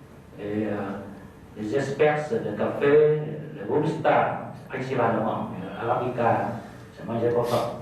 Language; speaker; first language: French; non-native, fluent; Vietnamese